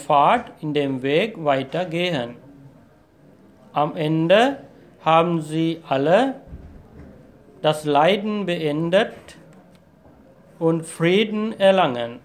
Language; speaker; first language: German; non-native, fluent; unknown